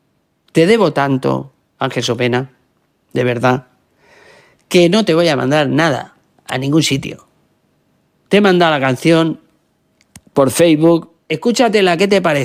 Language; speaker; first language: Spanish; native; Spanish